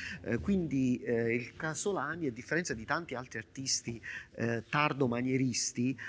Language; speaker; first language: Italian; native; Italian